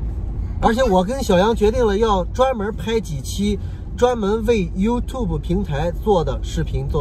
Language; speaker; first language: Chinese; native; Chinese